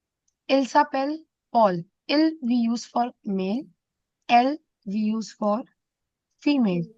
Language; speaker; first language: French; non-native, fluent; Hindi